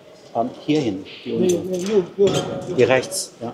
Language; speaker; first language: German; non-native, learner; Chinese